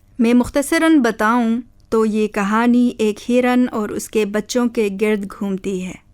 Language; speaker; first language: Urdu; non-native, local second language; Khowar